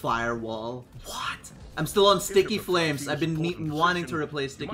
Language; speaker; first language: English; native; English